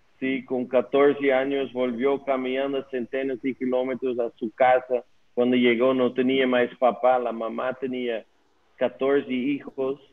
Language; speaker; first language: Spanish; non-native, learner; Dutch